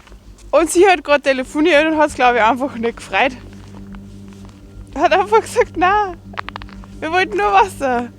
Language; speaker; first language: German; native; German